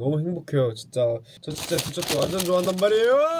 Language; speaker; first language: Korean; early bilingual, heritage; English